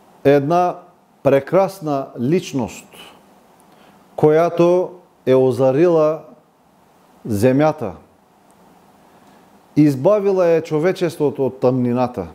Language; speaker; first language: Bulgarian; non-native, local second language; Turkish